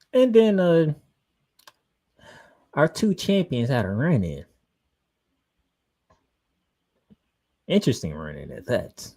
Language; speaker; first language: English; native; English